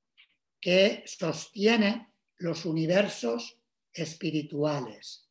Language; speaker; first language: Spanish; native; Spanish